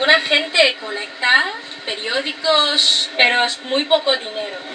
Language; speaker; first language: Spanish; non-native, learner; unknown